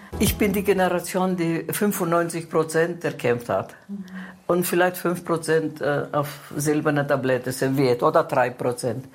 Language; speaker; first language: German; non-native, fluent; Greek